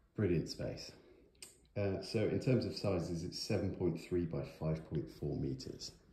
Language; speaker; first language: English; native; English